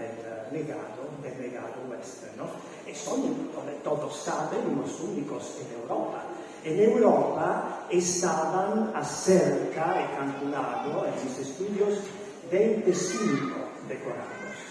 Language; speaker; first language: Spanish; non-native, learner; Italian